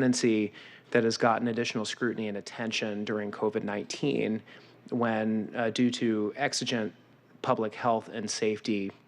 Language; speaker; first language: English; native; English